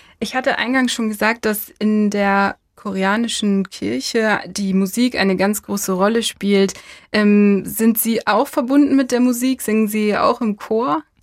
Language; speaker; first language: German; native; German